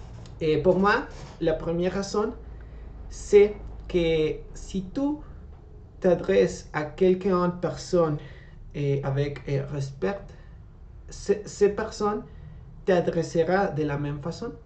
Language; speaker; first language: French; non-native, learner; Spanish